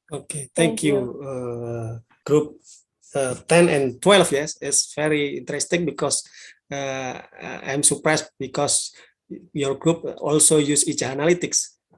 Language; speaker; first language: English; non-native, learner; Indonesian